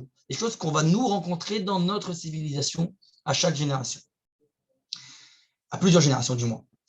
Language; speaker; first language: French; native; French